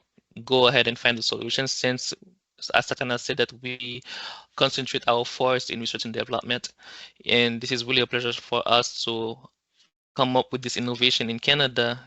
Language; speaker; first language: English; non-native, local second language; French